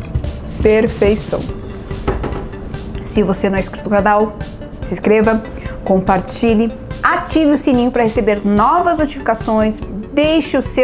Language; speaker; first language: Portuguese; native; Portuguese